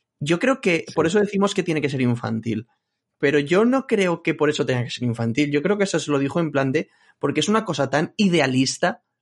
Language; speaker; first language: Spanish; native; Spanish